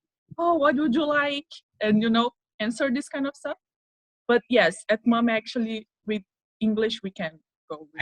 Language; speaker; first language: English; non-native, fluent; Portuguese